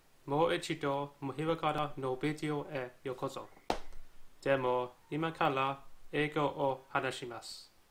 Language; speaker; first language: Japanese; non-native, learner; English